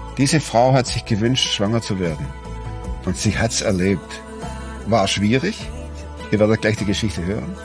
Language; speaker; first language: German; native; German